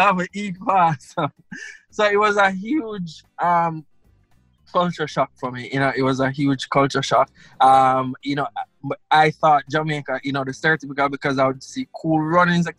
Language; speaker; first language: English; non-native, local second language; Krio